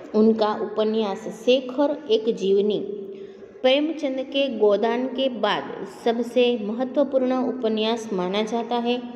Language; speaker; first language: Hindi; non-native, local second language; Gujarati